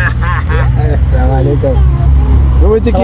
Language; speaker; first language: Italian; non-native, learner; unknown